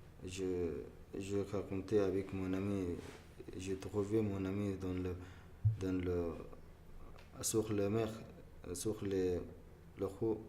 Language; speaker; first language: French; non-native, learner; Arabic